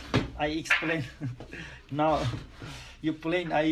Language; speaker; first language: English; non-native, learner; Turkish